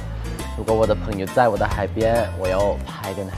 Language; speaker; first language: Chinese; non-native, learner; Thai